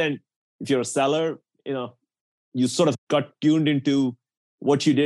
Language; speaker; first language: English; non-native, local second language; Tamil